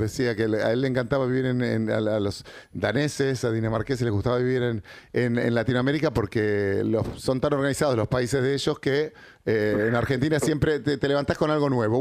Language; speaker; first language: Spanish; native; Spanish